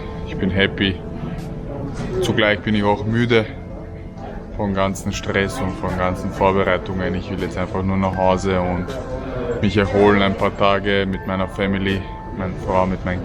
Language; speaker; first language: German; early bilingual, other home language; Serbian